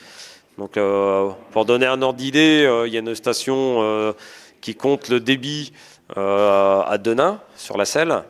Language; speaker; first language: French; native; French